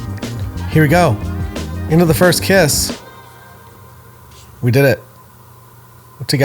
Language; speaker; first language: English; native; English